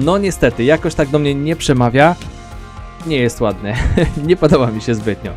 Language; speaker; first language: Polish; native; Polish